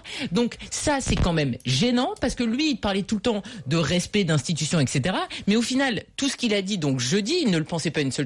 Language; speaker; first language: French; native; French